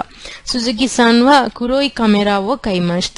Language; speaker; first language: Japanese; non-native, fluent; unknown